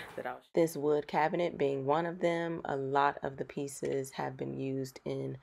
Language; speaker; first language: English; native; English